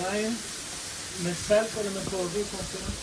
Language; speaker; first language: Danish; non-native, fluent; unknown